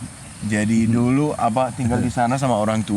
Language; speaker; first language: Indonesian; non-native, learner; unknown